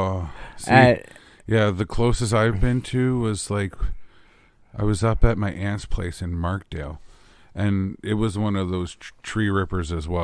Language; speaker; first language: English; native; English